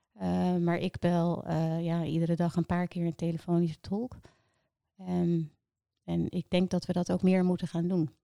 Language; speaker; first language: Dutch; native; Dutch